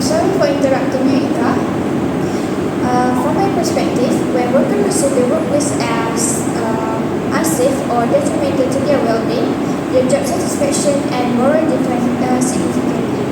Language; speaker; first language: English; non-native, learner; Malay